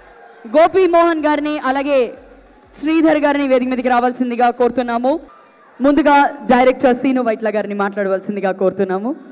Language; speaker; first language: Telugu; native; Telugu